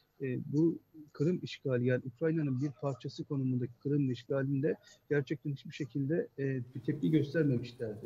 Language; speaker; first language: Turkish; native; Turkish